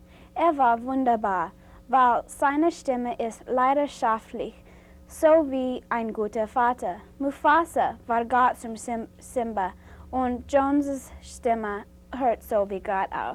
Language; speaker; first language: German; non-native, learner; English